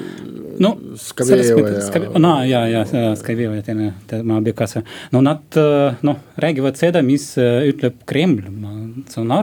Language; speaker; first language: Estonian; non-native, local second language; Russian